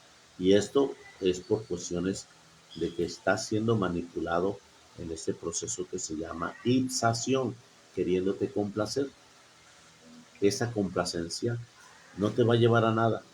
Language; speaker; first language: Spanish; native; Spanish